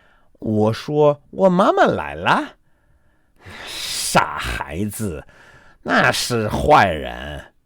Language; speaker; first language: Chinese; non-native, fluent; English